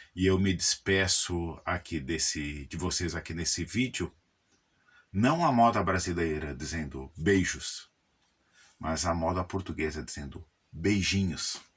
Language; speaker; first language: Portuguese; native; Portuguese